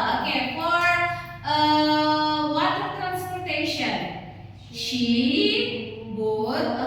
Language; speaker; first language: English; non-native, learner; Indonesian